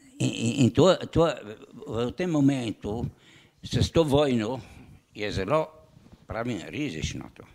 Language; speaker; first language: Slovenian; native; Slovenian